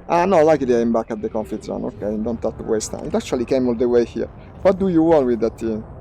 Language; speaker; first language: English; non-native, fluent; Italian